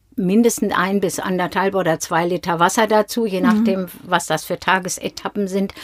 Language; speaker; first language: German; native; German